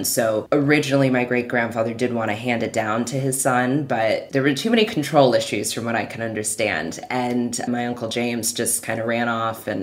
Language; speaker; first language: English; native; English